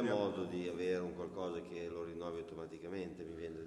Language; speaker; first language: Italian; native; Italian